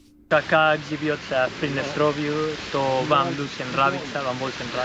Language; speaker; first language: Russian; non-native, learner; Spanish